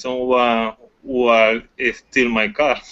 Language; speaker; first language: English; non-native, learner; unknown